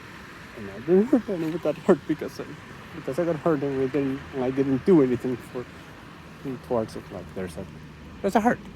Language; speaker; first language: English; non-native, fluent; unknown